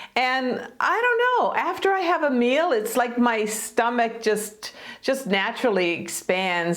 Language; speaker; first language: English; native; English